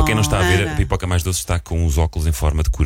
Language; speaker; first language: Portuguese; native; Portuguese